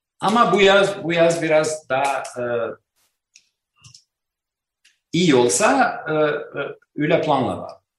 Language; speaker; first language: Turkish; non-native, learner; Albanian